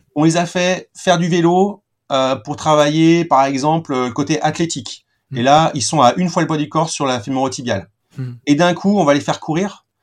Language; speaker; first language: French; native; French